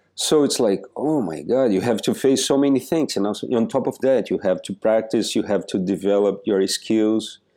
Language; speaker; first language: English; non-native, fluent; Portuguese